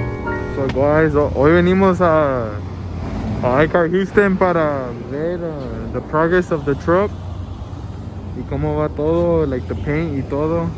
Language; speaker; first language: Spanish; non-native, local second language; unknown